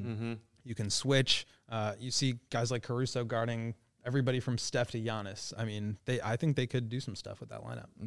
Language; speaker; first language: English; native; English